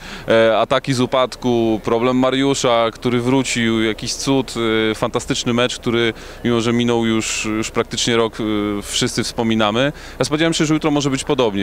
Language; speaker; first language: Polish; native; Polish